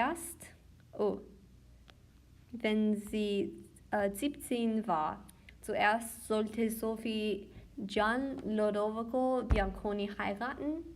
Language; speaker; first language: German; non-native, learner; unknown